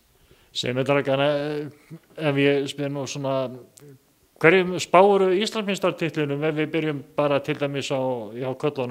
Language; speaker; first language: Icelandic; native; Icelandic